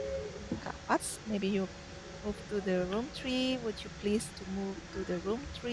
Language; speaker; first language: English; non-native, learner; Indonesian